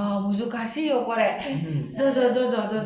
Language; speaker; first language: Japanese; non-native, learner; Indonesian